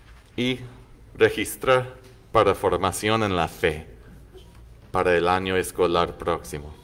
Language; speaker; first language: Spanish; non-native, fluent; English